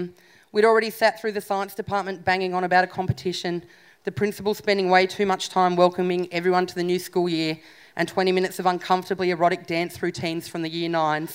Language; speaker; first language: English; native; English